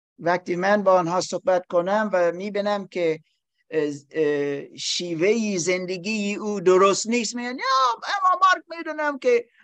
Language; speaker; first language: Persian; non-native, learner; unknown